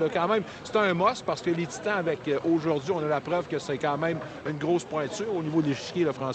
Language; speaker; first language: French; native; French